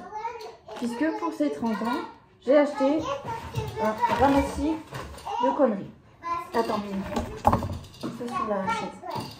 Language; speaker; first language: French; native; French